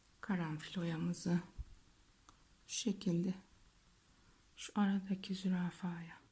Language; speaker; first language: Turkish; native; Turkish